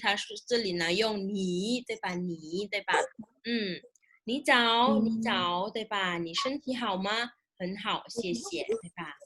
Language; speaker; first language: Chinese; non-native, fluent; Indonesian